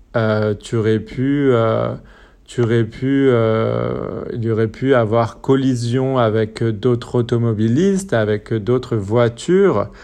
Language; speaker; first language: French; native; French